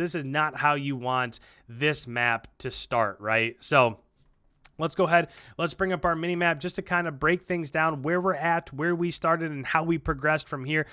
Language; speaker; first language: English; native; English